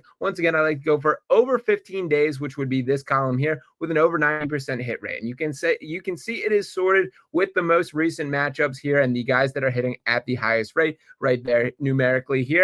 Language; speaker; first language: English; native; English